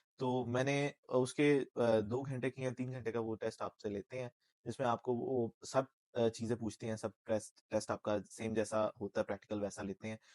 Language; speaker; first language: Urdu; non-native, local second language; Punjabi